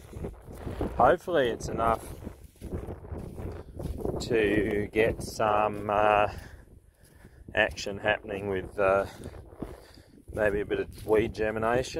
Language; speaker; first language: English; native; English